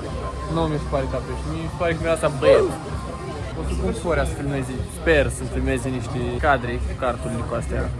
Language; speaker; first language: Romanian; native; Romanian